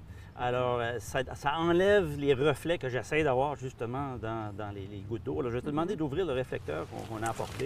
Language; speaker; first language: French; native; French